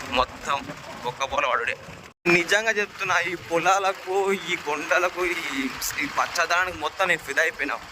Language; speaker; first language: Telugu; native; Telugu